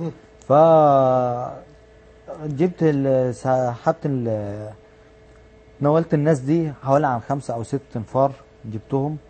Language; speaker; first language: Arabic; native; Arabic